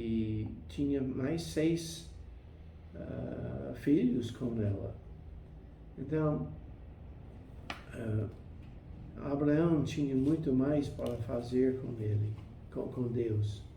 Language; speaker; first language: Portuguese; non-native, fluent; English